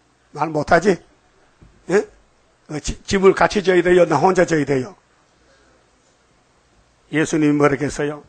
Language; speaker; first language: Korean; native; Korean